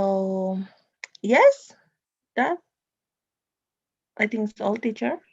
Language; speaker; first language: English; non-native, learner; Spanish